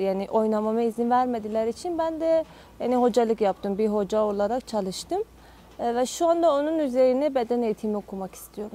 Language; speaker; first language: Turkish; non-native, fluent; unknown